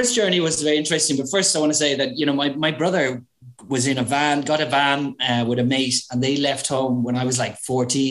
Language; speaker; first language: English; native; English